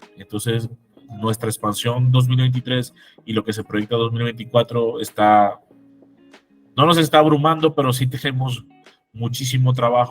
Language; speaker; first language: Spanish; native; Spanish